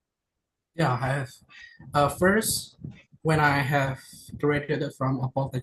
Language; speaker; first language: English; non-native, learner; Indonesian